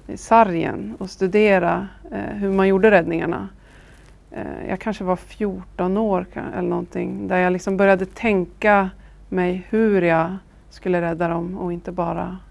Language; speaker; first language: Swedish; native; Swedish